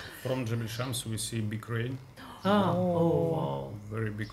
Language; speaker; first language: English; non-native, learner; Russian